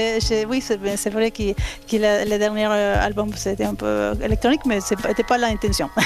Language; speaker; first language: French; non-native, fluent; Spanish